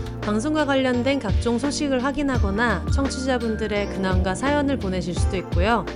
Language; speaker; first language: Korean; native; Korean